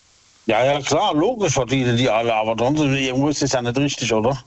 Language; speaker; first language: German; native; German